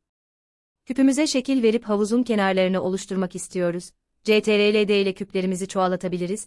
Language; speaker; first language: Turkish; native; Turkish